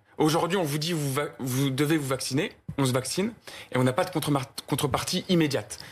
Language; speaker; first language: French; native; French